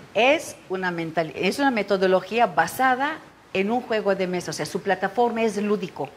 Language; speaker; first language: Spanish; non-native, fluent; Turkish